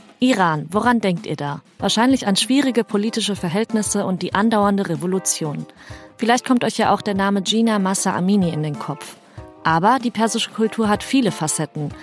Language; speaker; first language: German; native; German